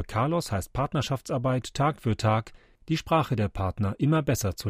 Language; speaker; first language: German; native; German